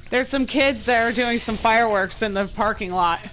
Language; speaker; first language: English; native; English